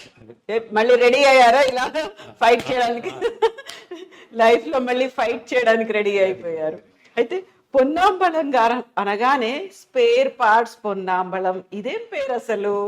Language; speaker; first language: Telugu; native; Telugu